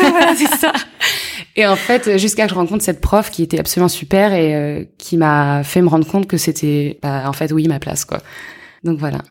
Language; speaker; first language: French; native; French